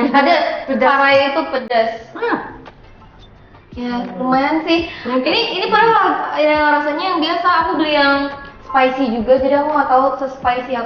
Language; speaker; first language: Indonesian; early bilingual, other home language; Japanese